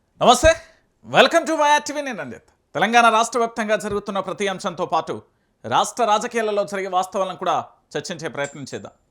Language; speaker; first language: Telugu; native; Telugu